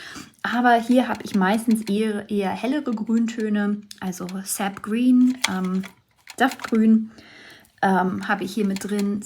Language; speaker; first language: German; native; German